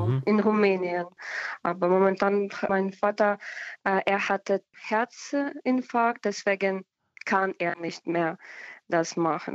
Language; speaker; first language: German; non-native, fluent; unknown